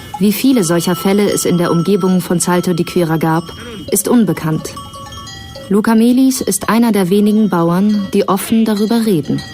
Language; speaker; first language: German; native; German